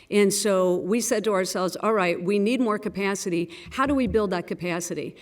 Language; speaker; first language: English; native; English